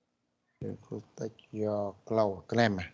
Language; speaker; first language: English; non-native, learner; Vietnamese